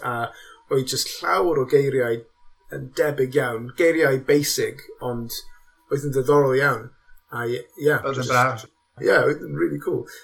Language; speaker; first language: Welsh; non-native, local second language; English